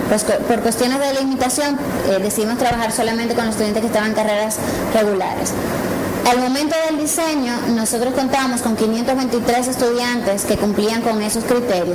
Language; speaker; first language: Spanish; native; Spanish